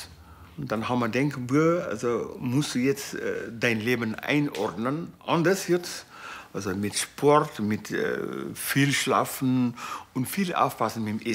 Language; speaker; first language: German; non-native, fluent; Wolof